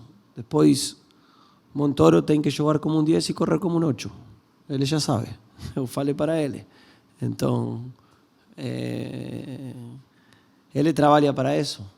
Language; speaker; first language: Portuguese; non-native, learner; Spanish